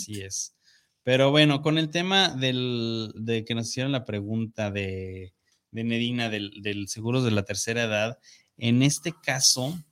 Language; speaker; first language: Spanish; native; Spanish